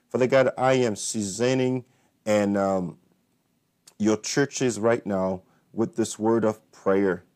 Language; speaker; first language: English; non-native, fluent; Haitian Creole